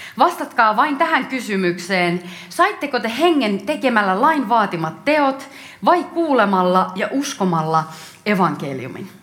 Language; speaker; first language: Finnish; native; Finnish